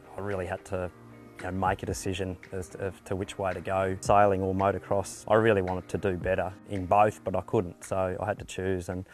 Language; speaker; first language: English; native; English